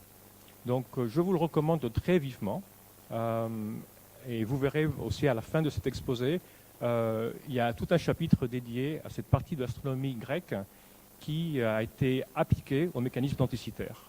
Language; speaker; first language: French; native; French